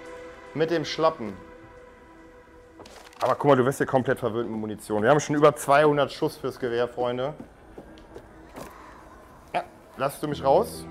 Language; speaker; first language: German; native; German